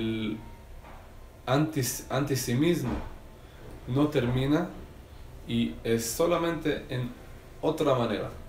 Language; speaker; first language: Spanish; non-native, learner; Hebrew